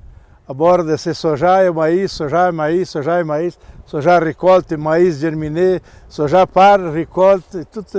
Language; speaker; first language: French; non-native, learner; Portuguese